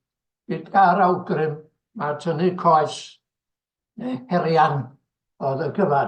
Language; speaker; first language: Welsh; native; Welsh